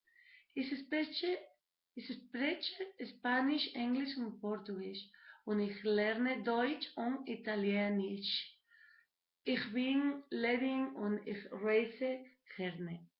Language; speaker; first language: German; non-native, learner; Spanish